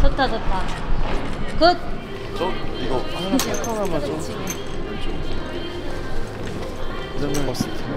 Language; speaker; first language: Korean; non-native, fluent; Cantonese